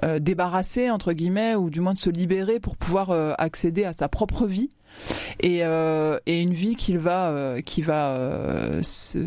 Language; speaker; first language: French; native; French